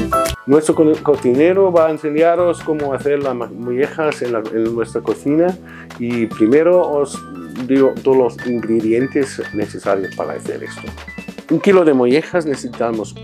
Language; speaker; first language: Spanish; non-native, fluent; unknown